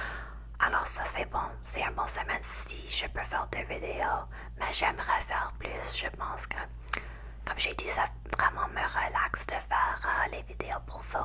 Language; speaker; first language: French; non-native, learner; English